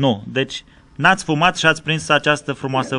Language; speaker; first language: Romanian; native; Romanian